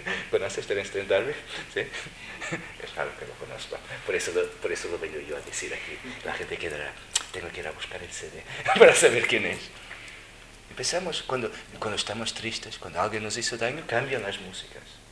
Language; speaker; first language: Spanish; native; Spanish